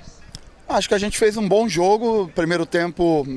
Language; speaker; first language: Portuguese; native; Portuguese